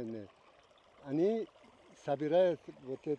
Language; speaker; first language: Russian; non-native, local second language; Tajik